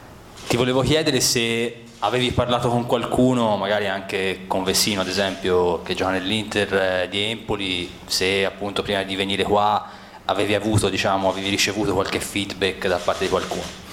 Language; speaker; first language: Italian; native; Italian